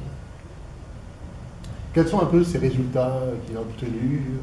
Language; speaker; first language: French; native; French